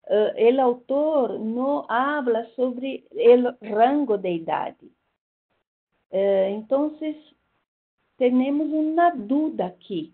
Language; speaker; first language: Spanish; non-native, fluent; Portuguese